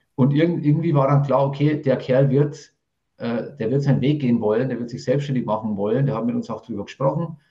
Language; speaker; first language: German; native; German